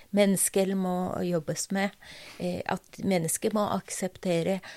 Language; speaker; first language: Norwegian; non-native, fluent; Persian